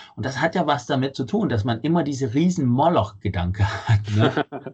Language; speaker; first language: German; non-native, fluent; Danish